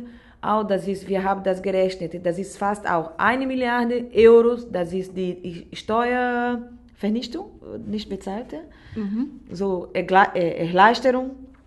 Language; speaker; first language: German; non-native, learner; Portuguese